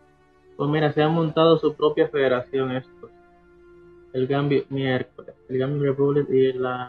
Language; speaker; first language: Spanish; native; Spanish